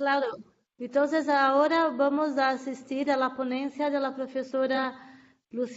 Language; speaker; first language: Spanish; non-native, fluent; Portuguese